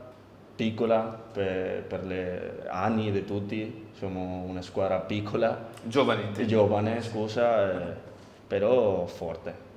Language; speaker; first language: Italian; non-native, learner; Spanish